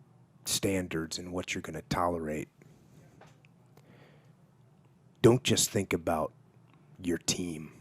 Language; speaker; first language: English; native; English